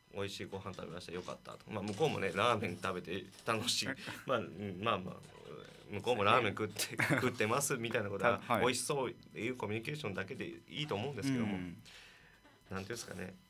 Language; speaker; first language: Japanese; native; Japanese